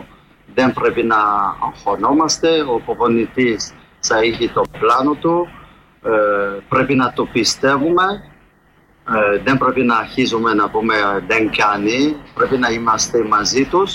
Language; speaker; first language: Greek; non-native, fluent; French